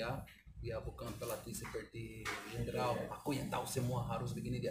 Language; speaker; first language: Indonesian; non-native, fluent; Portuguese